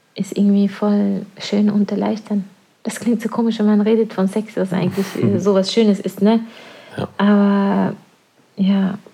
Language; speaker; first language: German; non-native, fluent; Norwegian